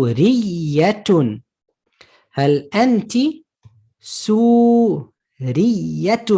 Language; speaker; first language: Arabic; non-native, fluent; English